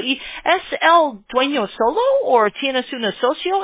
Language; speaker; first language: Spanish; non-native, learner; English